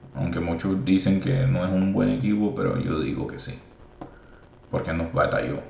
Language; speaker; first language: Spanish; early bilingual, heritage; Spanish